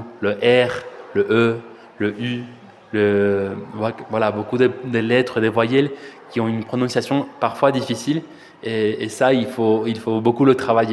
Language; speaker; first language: French; non-native, fluent; Spanish